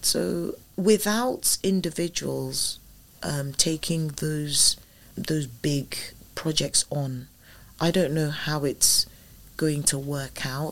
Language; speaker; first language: English; non-native, local second language; Yoruba